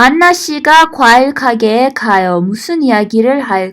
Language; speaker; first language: Korean; non-native, fluent; Persian